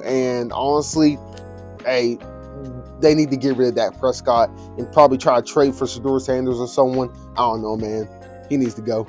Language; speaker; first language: English; native; English